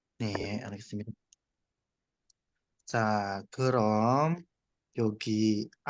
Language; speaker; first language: Korean; non-native, fluent; Indonesian